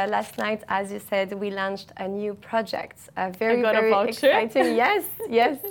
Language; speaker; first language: English; non-native, fluent; French